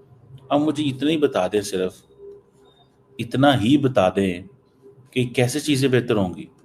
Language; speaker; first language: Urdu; non-native, local second language; Punjabi